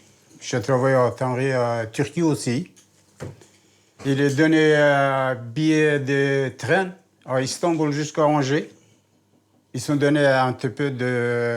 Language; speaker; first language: French; non-native, learner; Turkish